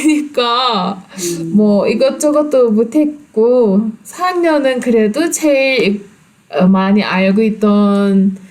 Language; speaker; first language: Korean; non-native, fluent; Turkish